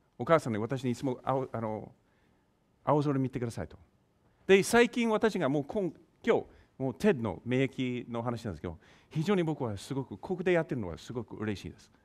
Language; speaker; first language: Japanese; non-native, fluent; English